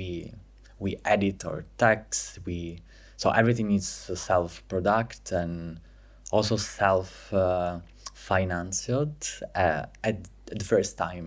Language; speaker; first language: English; non-native, fluent; Italian